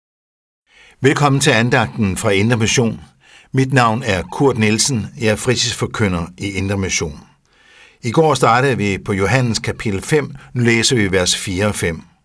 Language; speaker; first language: Danish; native; Danish